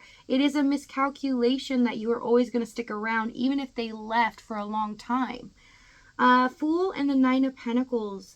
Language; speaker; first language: English; native; English